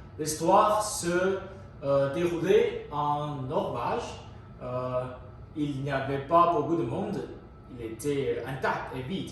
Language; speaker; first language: French; non-native, learner; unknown